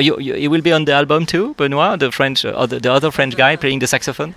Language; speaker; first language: English; non-native, fluent; French